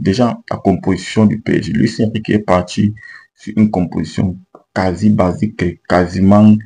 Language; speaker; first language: French; native; French